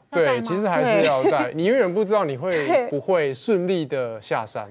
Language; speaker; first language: Chinese; native; Chinese